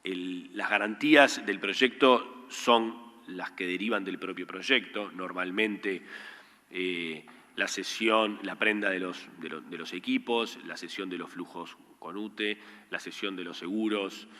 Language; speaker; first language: Spanish; native; Spanish